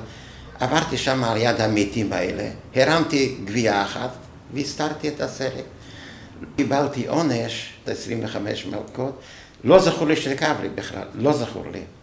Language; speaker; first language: Hebrew; non-native, fluent; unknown